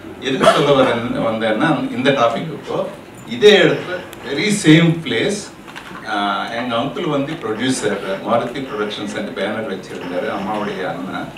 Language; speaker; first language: Tamil; non-native, local second language; Telugu